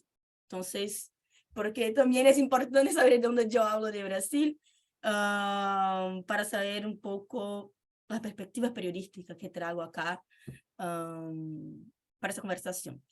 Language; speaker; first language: Spanish; non-native, fluent; Portuguese